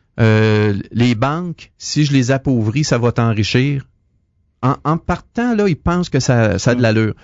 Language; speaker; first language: French; native; French